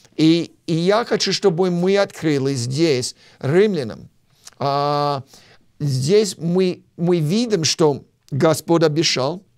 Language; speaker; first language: Russian; non-native, fluent; English